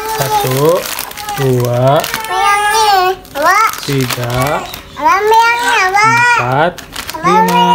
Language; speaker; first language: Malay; non-native, local second language; Sundanese